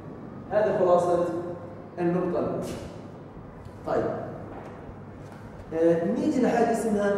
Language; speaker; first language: Arabic; native; Arabic